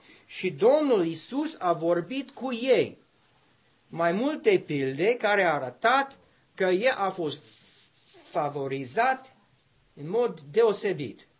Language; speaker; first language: Romanian; non-native, learner; English